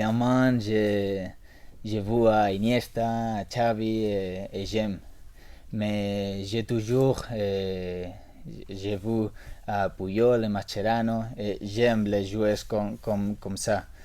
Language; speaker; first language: French; non-native, learner; Spanish